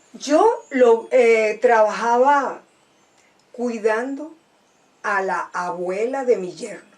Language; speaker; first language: Spanish; native; Spanish